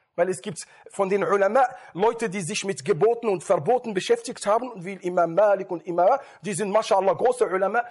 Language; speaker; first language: German; non-native, fluent; Arabic